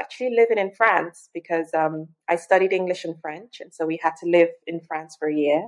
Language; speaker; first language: English; non-native, local second language; Yoruba